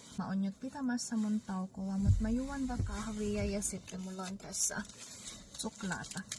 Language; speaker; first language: Finnish; non-native, fluent; Filipino